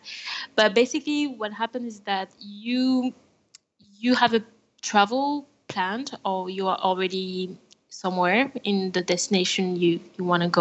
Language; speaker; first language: English; non-native, fluent; French